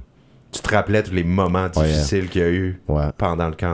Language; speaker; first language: French; native; French